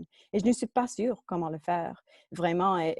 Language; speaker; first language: French; non-native, local second language; English